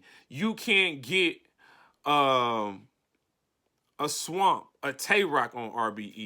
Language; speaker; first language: English; native; English